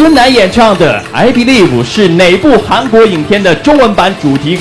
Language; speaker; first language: Chinese; native; Chinese